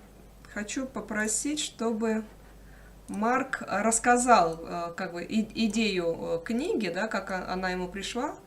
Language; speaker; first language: Russian; native; Russian